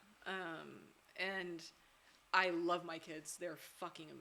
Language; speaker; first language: English; native; English